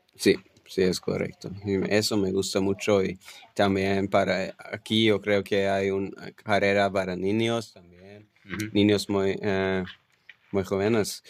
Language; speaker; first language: Spanish; non-native, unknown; Finnish